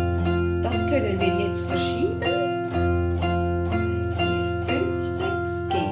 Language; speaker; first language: German; native; German